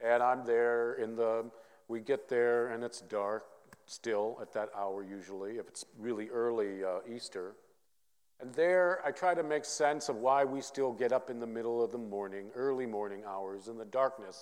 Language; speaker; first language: English; early bilingual, other home language; Vietnamese